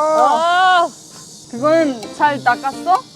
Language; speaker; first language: Korean; non-native, fluent; German